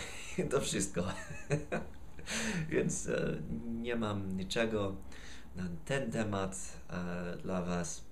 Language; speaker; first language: Polish; non-native, fluent; English